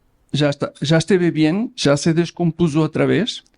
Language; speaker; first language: Spanish; non-native, learner; Portuguese